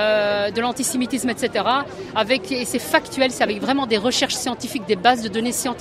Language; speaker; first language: French; native; French